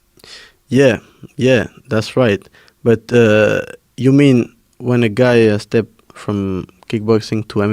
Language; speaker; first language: English; non-native, fluent; French